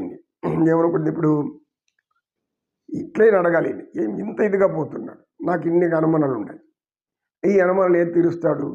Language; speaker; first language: Telugu; native; Telugu